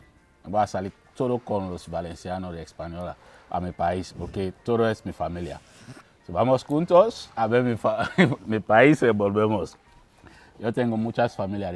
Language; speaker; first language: Spanish; non-native, learner; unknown